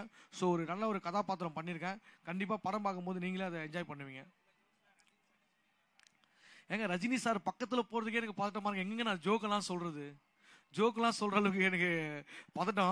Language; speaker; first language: Tamil; native; Tamil